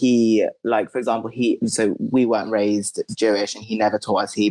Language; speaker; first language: English; native; English